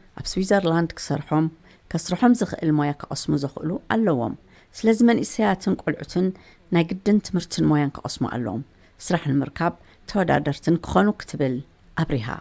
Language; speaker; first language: Tigrinya; native; Tigrinya